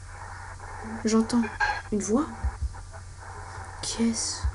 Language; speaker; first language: French; native; French